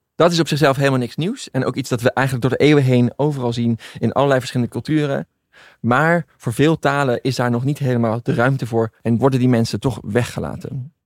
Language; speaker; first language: Dutch; native; Dutch